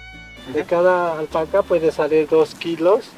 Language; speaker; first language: Spanish; non-native, local second language; Quechua